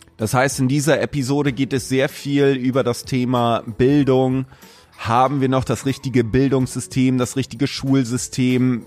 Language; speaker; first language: German; native; German